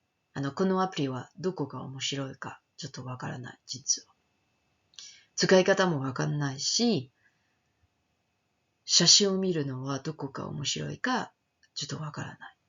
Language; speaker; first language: Japanese; non-native, fluent; French